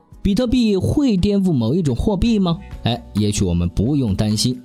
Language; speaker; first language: Chinese; native; Chinese